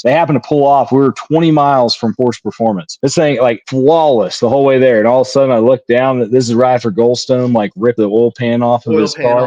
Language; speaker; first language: English; native; English